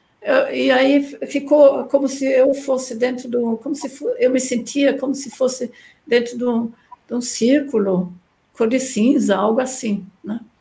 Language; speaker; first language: Portuguese; non-native, fluent; German